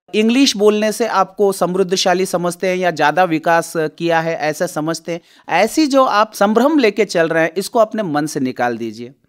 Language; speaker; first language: Hindi; non-native, local second language; Marathi